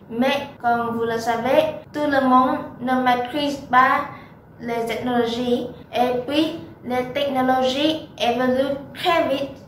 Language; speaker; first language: French; non-native, learner; Vietnamese